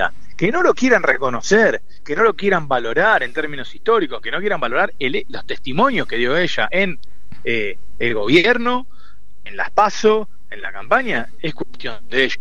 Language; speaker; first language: Spanish; native; Spanish